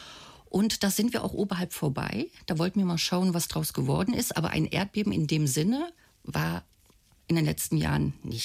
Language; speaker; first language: German; native; German